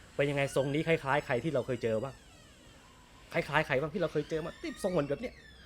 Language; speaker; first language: Thai; native; Thai